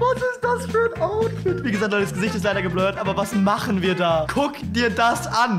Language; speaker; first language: German; native; German